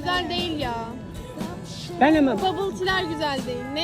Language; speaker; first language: Turkish; native; Turkish